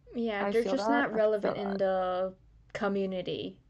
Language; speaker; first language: English; early bilingual, other home language; Chinese